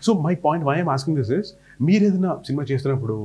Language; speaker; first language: Telugu; native; Telugu